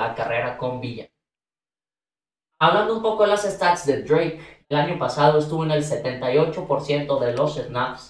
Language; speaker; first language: Spanish; native; Spanish